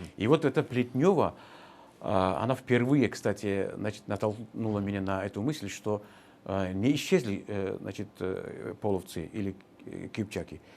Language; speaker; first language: Russian; non-native, local second language; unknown